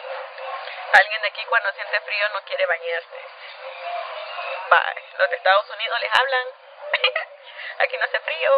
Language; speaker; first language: Spanish; native; Spanish